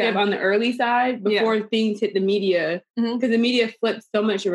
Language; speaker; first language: English; native; English